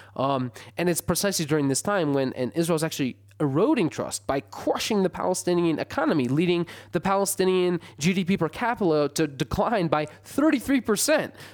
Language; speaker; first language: English; native; English